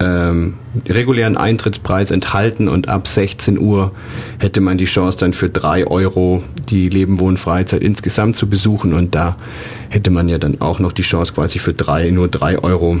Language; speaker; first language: German; native; German